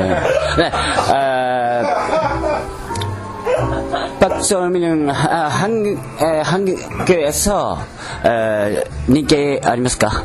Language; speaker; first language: Korean; non-native, learner; Japanese